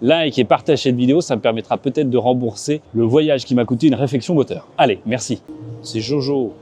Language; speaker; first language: French; native; French